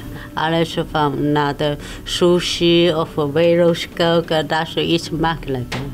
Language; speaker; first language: Dutch; non-native, local second language; Chinese